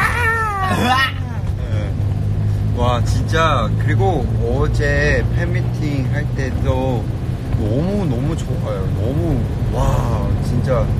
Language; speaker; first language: Korean; non-native, learner; Cantonese